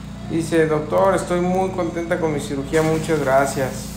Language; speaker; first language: Spanish; native; Spanish